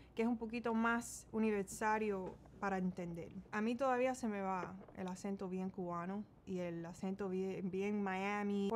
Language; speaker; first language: Spanish; early bilingual, heritage; Spanish